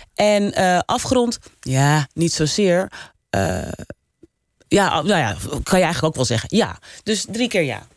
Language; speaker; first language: Dutch; native; Dutch